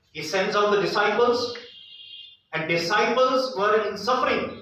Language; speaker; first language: English; non-native, local second language; Hindi